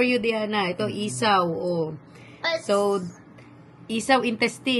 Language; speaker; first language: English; non-native, local second language; Filipino